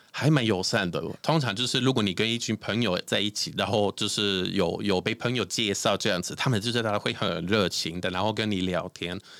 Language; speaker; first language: Chinese; non-native, fluent; Swedish